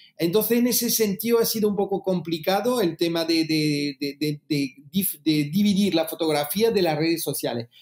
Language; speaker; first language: Spanish; early bilingual, heritage; French